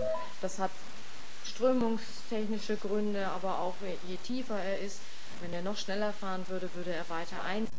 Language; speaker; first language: German; native; German